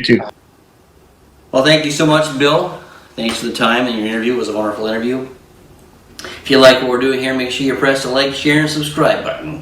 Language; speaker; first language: English; native; English